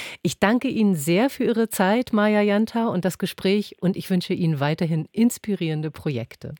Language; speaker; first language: German; native; German